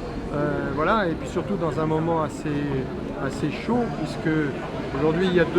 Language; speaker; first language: French; native; French